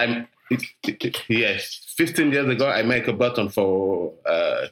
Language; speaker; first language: English; non-native, learner; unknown